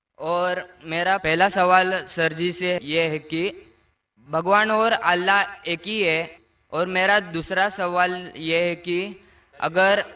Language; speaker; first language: Hindi; non-native, local second language; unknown